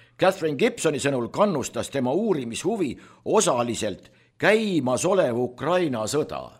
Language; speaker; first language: Estonian; native; Estonian